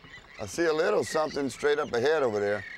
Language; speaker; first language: English; native; English